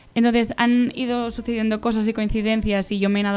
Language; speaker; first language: Spanish; native; Spanish